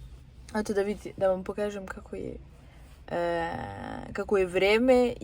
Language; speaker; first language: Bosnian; early bilingual, heritage; Serbian